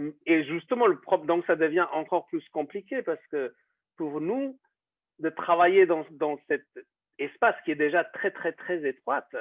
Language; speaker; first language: French; non-native, fluent; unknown